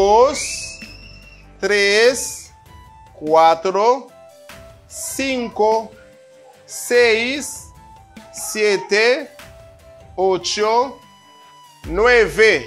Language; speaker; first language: Spanish; non-native, fluent; Haitian Creole